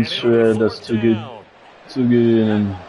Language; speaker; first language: German; non-native, learner; Russian